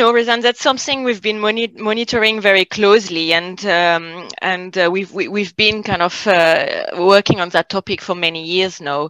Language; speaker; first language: English; non-native, fluent; French